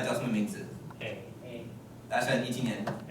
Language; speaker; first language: Chinese; non-native, fluent; English